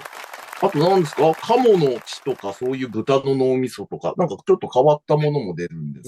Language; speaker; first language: Japanese; native; Japanese